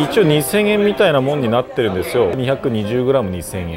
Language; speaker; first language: Japanese; non-native, fluent; Korean